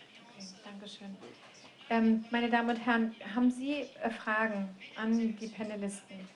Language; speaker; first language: German; native; German